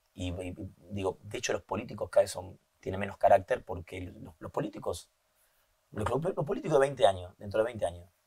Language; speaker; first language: Spanish; native; Spanish